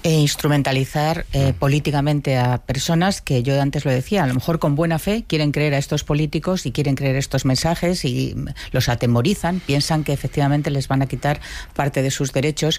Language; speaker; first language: Spanish; native; Spanish